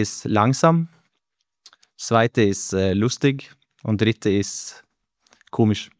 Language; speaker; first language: German; non-native, learner; Norwegian